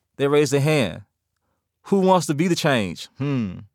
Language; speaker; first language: English; native; English